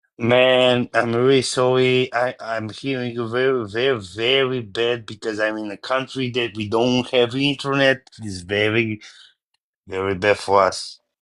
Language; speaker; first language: English; non-native, learner; Bulgarian